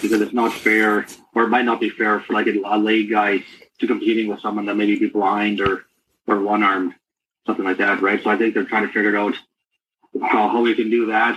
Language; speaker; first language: English; native; English